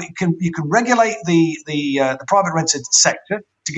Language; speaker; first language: English; native; English